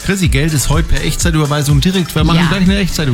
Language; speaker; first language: German; native; German